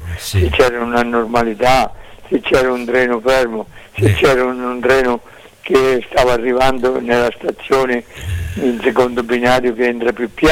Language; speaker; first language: Italian; native; Italian